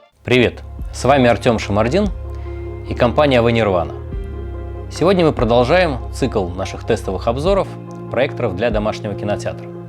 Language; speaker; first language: Russian; native; Russian